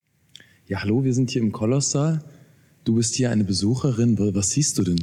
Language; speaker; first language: German; native; German